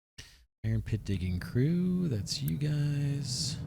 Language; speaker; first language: English; native; English